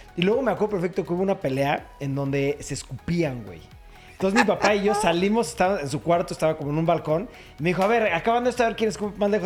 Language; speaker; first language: Spanish; native; Spanish